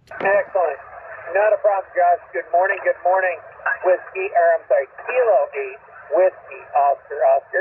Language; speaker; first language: English; native; English